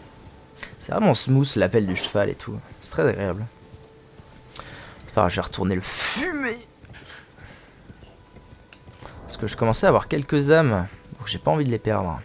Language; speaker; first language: French; native; French